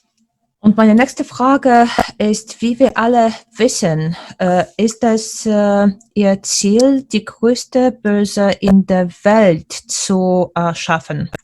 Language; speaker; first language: German; non-native, fluent; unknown